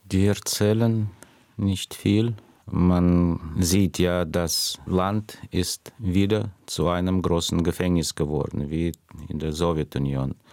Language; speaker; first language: German; non-native, fluent; Russian